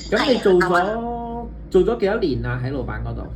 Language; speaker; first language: Cantonese; native; Cantonese